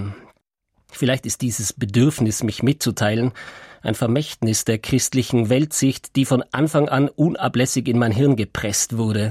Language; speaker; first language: German; native; German